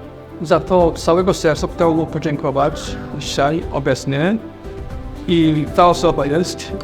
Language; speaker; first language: Polish; non-native, fluent; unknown